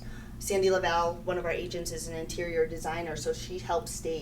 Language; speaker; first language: English; native; English